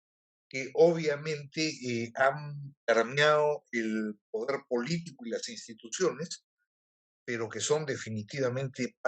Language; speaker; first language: Spanish; native; Spanish